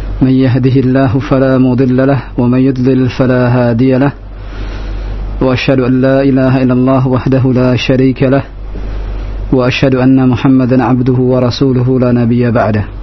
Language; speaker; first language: Arabic; non-native, fluent; Indonesian